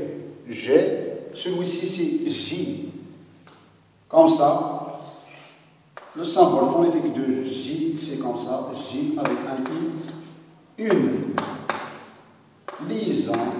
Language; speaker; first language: French; non-native, local second language; Arabic